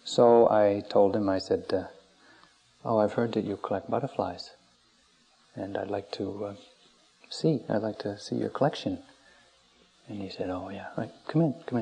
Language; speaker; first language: English; native; English